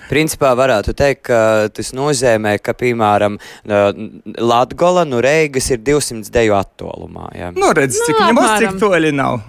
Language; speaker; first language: Latvian; native; Latvian